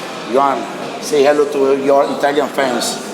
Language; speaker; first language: English; non-native, learner; Italian